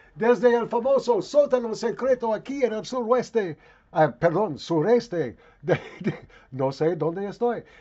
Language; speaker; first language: Spanish; non-native, fluent; English